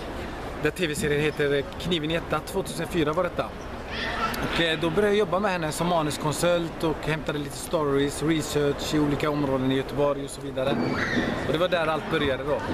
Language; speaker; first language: Swedish; early bilingual, other home language; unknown